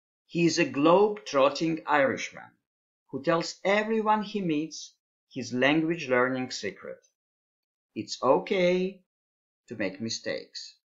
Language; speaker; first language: English; non-native, fluent; Hebrew